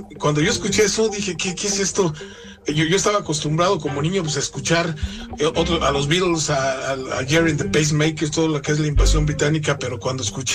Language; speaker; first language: Spanish; native; Spanish